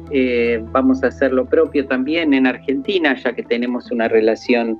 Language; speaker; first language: Spanish; native; Spanish